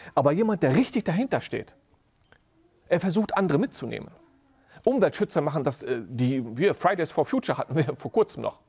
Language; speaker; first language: German; native; German